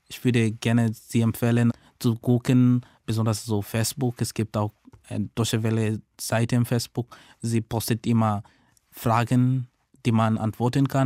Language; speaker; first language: German; non-native, learner; Swahili